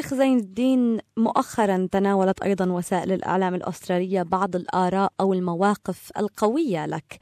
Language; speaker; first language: Arabic; native; Arabic